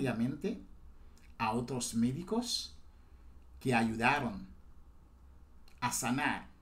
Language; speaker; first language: Spanish; non-native, fluent; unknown